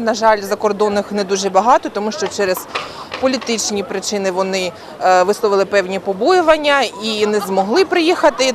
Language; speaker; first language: Ukrainian; native; Ukrainian